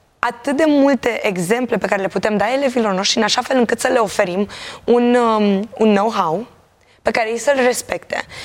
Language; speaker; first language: Romanian; native; Romanian